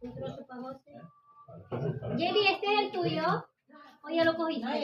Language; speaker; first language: Spanish; non-native, fluent; Filipino